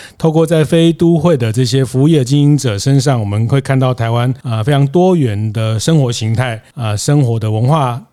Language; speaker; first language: Chinese; native; Chinese